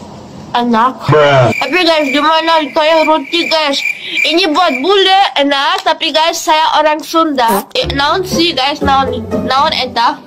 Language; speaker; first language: Indonesian; non-native, fluent; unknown